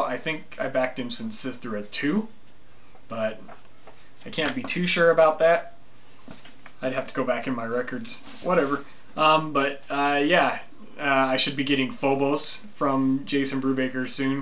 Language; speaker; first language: English; native; English